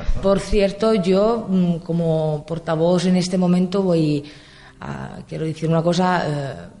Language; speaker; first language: Spanish; non-native, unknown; Italian